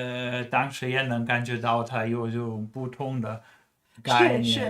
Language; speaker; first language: Chinese; non-native, fluent; German